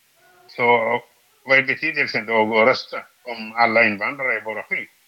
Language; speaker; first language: Swedish; non-native, fluent; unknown